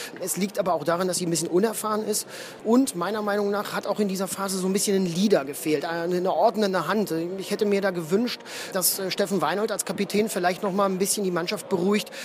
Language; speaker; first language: German; native; German